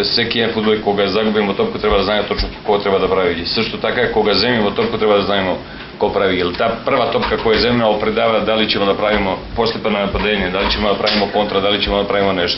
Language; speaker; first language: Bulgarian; non-native, learner; Serbian